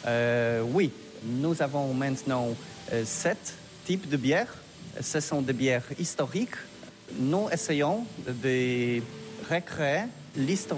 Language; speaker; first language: French; non-native, learner; Polish